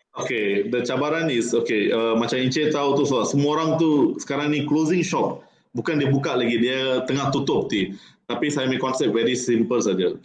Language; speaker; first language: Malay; non-native, local second language; Tamil